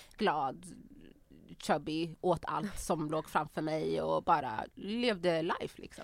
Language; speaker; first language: Swedish; early bilingual, other home language; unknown